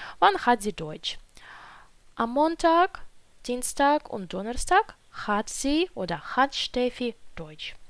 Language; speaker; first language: German; non-native, fluent; Ukrainian